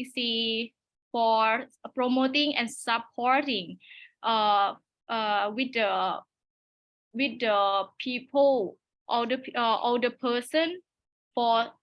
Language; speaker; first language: English; non-native, learner; Thai